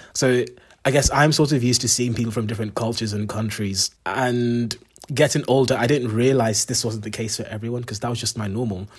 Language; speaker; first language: English; native; English